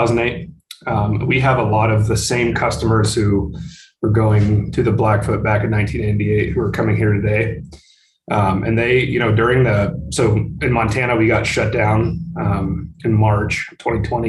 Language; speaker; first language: English; native; English